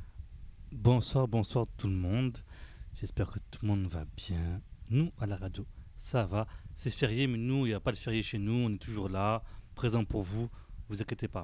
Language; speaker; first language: French; native; French